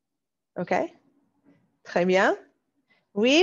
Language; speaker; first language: French; non-native, fluent; English